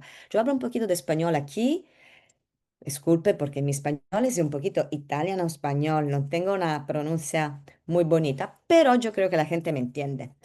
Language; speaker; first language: Spanish; non-native, learner; Italian